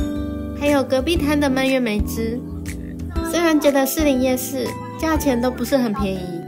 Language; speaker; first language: Chinese; native; Chinese